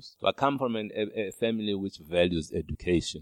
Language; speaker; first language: English; non-native, local second language; Xhosa